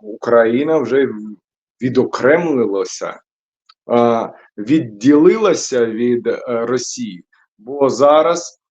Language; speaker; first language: Ukrainian; non-native, local second language; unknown